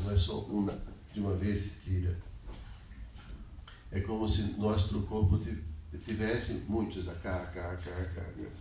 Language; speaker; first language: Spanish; non-native, learner; Portuguese